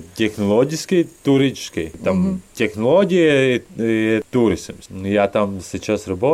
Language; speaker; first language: Russian; non-native, learner; Latvian